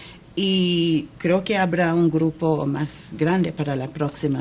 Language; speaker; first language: Spanish; non-native, fluent; English